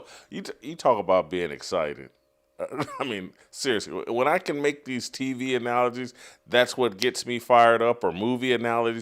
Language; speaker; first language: English; native; English